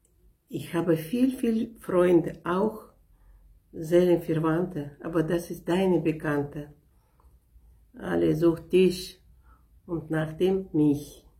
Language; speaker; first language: German; non-native, learner; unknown